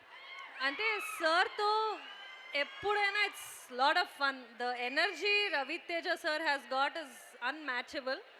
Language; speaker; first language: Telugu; non-native, fluent; Kannada